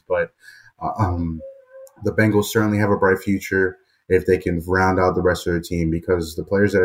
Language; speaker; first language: English; native; English